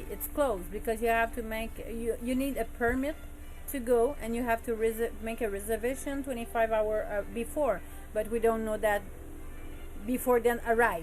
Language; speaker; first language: English; non-native, learner; French